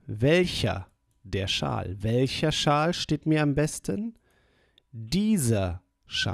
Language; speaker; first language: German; non-native, fluent; English